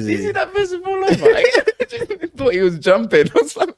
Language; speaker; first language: English; native; English